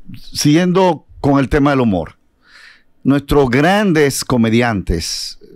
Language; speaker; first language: Spanish; native; Spanish